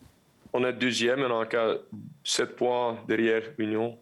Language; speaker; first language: French; non-native, local second language; Dutch